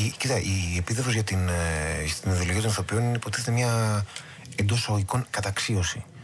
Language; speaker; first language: Greek; native; Greek